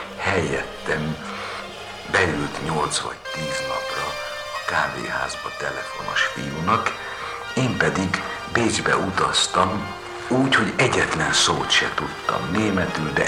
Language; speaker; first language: Hungarian; native; Hungarian